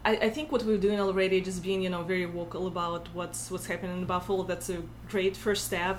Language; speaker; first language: English; non-native, fluent; Russian